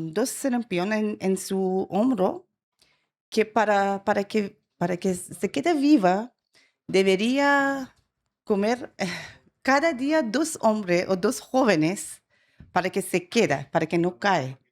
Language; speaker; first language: Spanish; non-native, learner; Persian